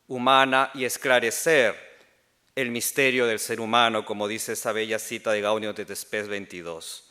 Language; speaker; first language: Spanish; native; Spanish